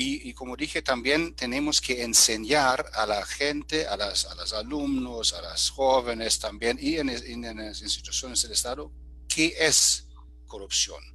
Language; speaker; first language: Spanish; non-native, fluent; German